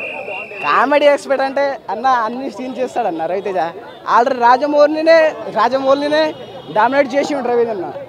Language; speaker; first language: Telugu; native; Telugu